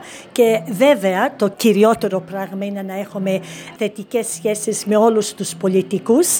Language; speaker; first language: Greek; early bilingual, heritage; Greek